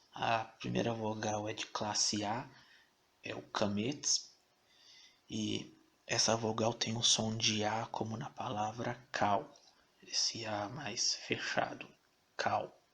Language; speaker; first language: Portuguese; native; Portuguese